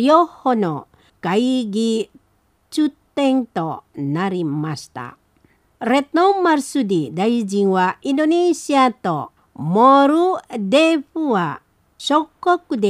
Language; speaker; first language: Japanese; non-native, fluent; Indonesian